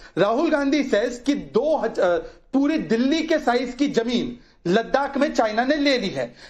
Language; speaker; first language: Hindi; native; Hindi